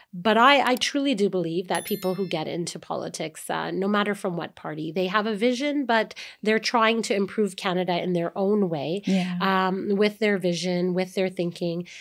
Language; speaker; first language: English; native; English